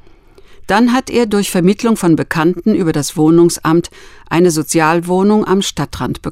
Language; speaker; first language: German; native; German